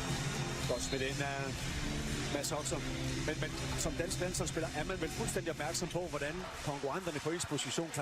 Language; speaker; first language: Danish; native; Danish